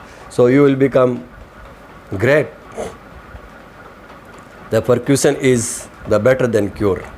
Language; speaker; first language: English; non-native, learner; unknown